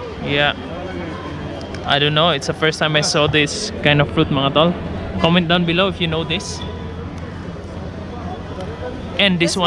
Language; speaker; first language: English; non-native, local second language; Filipino